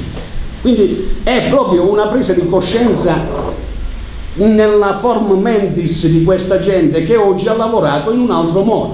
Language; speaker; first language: Italian; native; Italian